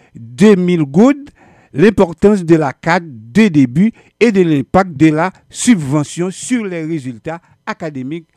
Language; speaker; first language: French; native; French